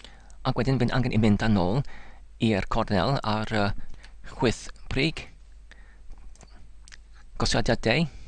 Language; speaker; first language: Welsh; non-native, learner; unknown